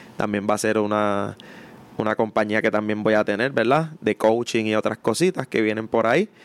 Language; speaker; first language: Spanish; native; Spanish